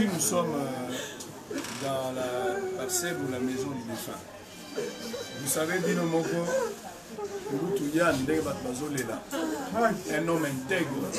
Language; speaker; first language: French; non-native, local second language; Lingala